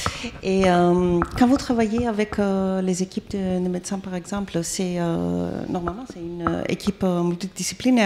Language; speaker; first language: French; non-native, fluent; Greek